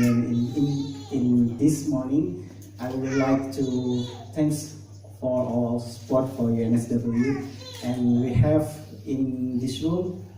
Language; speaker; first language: English; non-native, learner; Indonesian